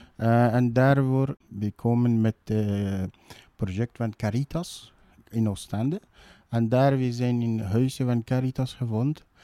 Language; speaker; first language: Dutch; non-native, learner; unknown